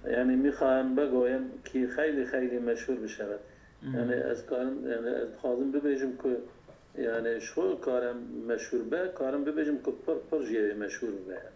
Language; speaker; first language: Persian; non-native, learner; Kurdish